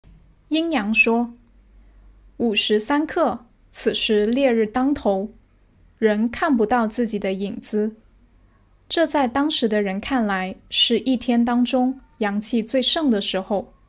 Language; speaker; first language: Chinese; native; Chinese